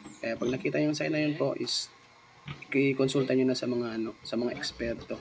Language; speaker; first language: Filipino; non-native, local second language; Cebuano